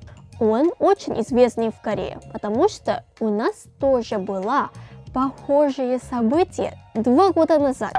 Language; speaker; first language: Russian; non-native, fluent; Korean